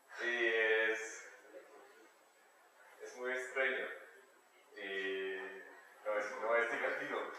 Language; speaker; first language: Spanish; non-native, learner; German